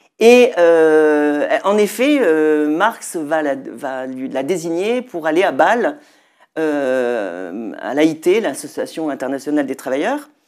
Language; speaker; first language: French; native; French